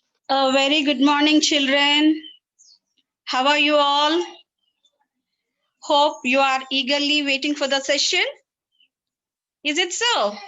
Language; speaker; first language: English; non-native, local second language; Telugu